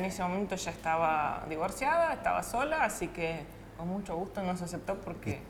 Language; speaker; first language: Spanish; early bilingual, other home language; Russian